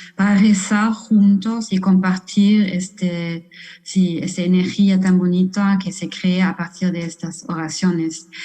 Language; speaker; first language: Spanish; non-native, fluent; German